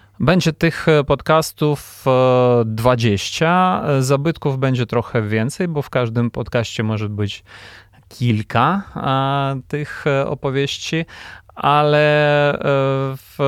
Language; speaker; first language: Polish; non-native, fluent; Ukrainian